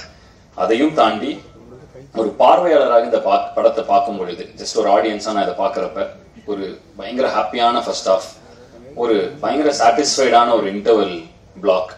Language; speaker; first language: Tamil; native; Tamil